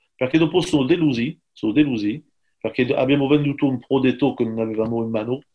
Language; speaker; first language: Italian; non-native, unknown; French